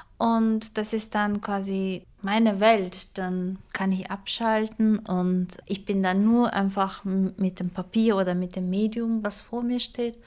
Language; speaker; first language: German; non-native, fluent; Turkish